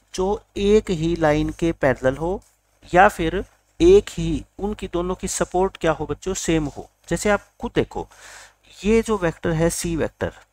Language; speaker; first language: Hindi; native; Hindi